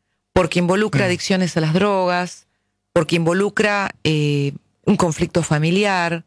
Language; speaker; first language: Spanish; native; Spanish